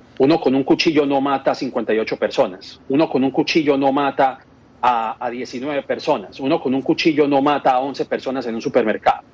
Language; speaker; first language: Spanish; native; Spanish